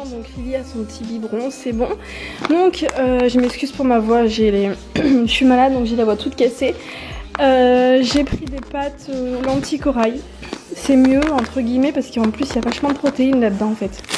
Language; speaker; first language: French; native; French